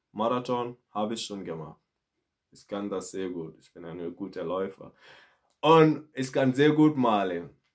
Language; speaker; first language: German; non-native, learner; Mandingo